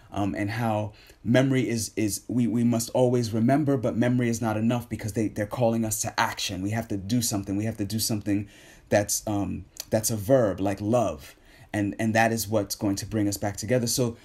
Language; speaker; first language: English; native; English